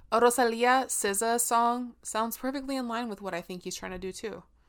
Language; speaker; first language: English; early bilingual, other home language; Spanish